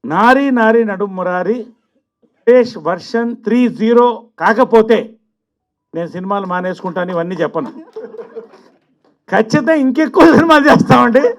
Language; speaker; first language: Telugu; native; Telugu